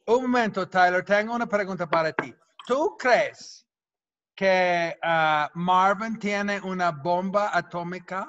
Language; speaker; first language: Spanish; non-native, fluent; English